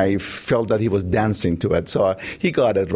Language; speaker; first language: English; non-native, fluent; Persian